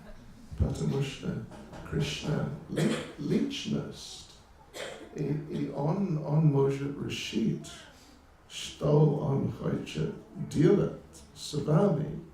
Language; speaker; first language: Russian; non-native, learner; English